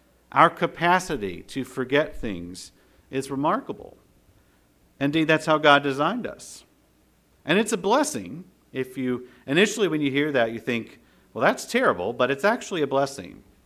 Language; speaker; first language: English; native; English